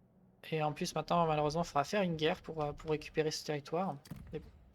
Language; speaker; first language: French; native; French